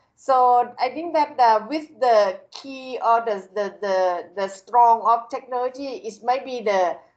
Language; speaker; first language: English; non-native, fluent; Thai